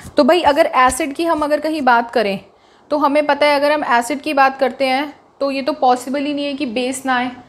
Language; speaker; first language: Hindi; native; Hindi